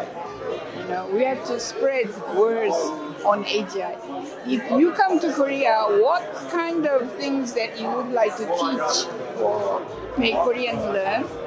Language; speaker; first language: English; non-native, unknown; Korean